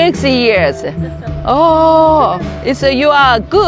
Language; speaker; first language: English; non-native, learner; Korean